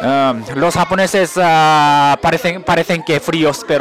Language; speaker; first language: Spanish; non-native, learner; Japanese